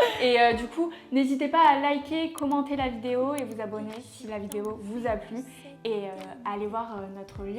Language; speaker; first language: French; native; French